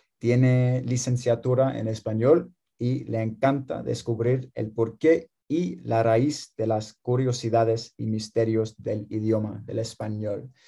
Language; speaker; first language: Spanish; non-native, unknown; English